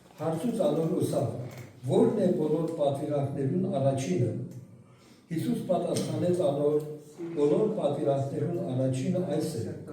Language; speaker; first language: Armenian; early bilingual, heritage; Armenian